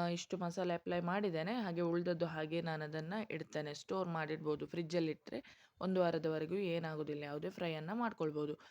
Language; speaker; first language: Kannada; non-native, local second language; Tulu